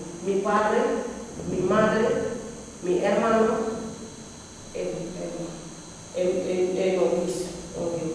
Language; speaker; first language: French; non-native, learner; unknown